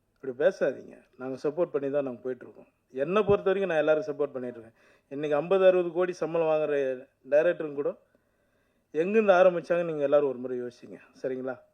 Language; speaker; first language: Tamil; native; Tamil